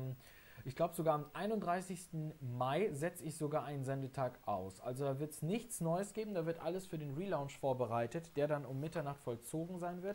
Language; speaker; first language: German; native; German